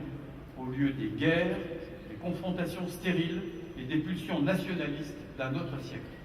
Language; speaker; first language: French; native; French